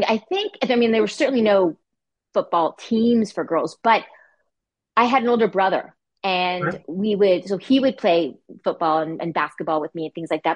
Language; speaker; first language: English; native; English